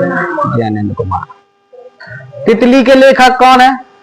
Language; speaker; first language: Hindi; native; Hindi